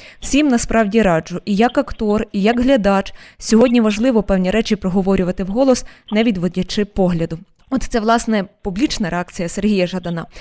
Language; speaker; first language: Ukrainian; native; Ukrainian